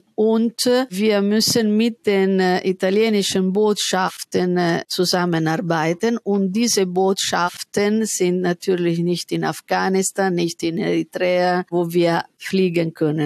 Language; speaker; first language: German; non-native, fluent; Italian